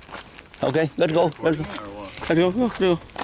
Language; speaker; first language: English; non-native, learner; Vietnamese